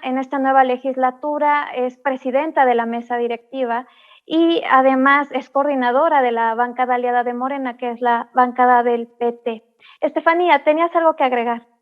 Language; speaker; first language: Spanish; native; Spanish